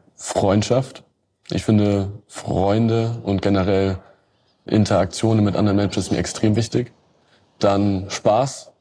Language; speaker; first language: German; native; German